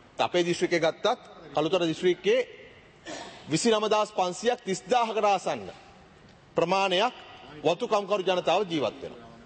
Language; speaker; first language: Sinhala; native; Sinhala